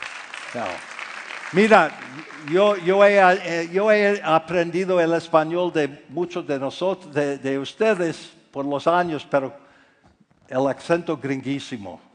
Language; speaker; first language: Spanish; non-native, fluent; English